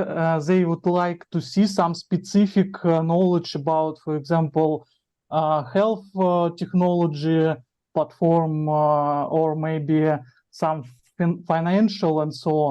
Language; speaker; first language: English; non-native, learner; Russian